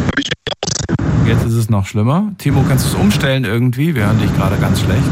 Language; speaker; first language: German; native; German